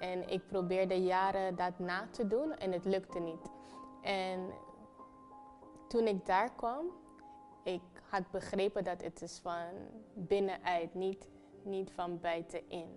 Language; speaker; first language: Dutch; early bilingual, other home language; Papiamento